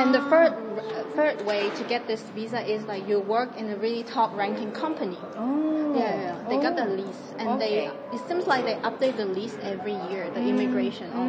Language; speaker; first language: English; non-native, fluent; Cantonese